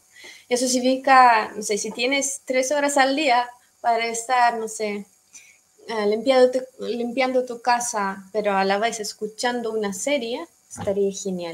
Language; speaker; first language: Spanish; non-native, fluent; Russian